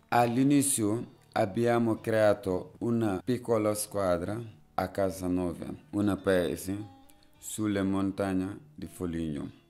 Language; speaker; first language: Italian; non-native, fluent; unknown